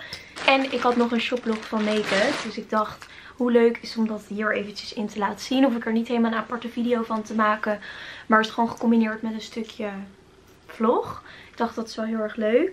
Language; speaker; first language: Dutch; native; Dutch